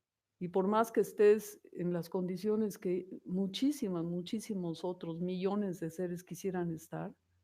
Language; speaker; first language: Spanish; native; Spanish